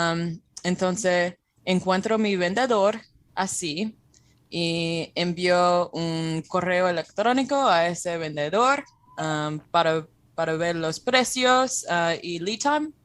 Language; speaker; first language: Spanish; non-native, fluent; English